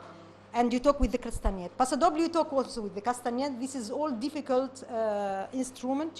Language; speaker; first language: English; non-native, learner; Arabic